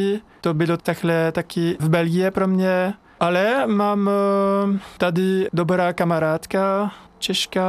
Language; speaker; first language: Czech; non-native, fluent; French